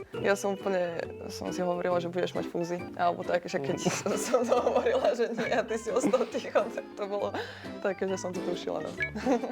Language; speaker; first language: Slovak; early bilingual, other home language; Ukrainian